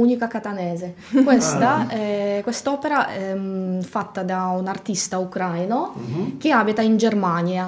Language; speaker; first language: Italian; non-native, fluent; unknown